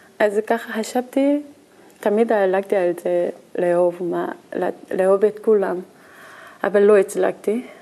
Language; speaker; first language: Hebrew; non-native, learner; Korean